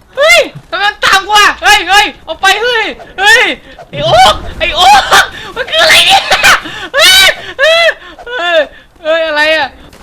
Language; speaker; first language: Thai; native; Thai